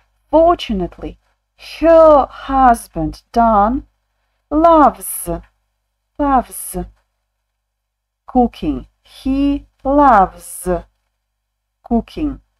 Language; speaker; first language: English; non-native, fluent; Ukrainian